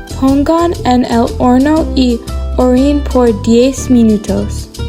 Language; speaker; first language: Spanish; non-native, learner; English